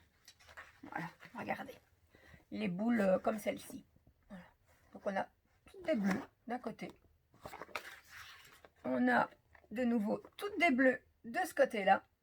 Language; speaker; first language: French; native; French